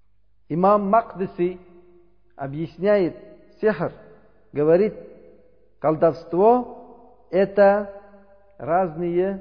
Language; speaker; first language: Russian; non-native, learner; Uzbek